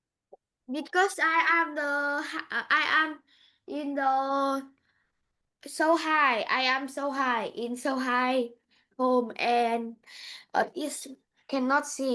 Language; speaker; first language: English; non-native, learner; Vietnamese